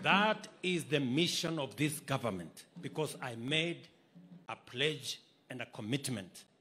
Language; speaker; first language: English; non-native, local second language; Swahili